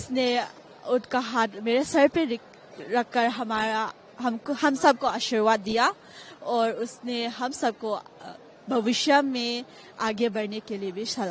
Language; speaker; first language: Hindi; non-native, local second language; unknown